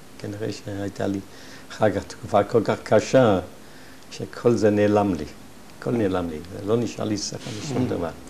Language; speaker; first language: Hebrew; non-native, fluent; German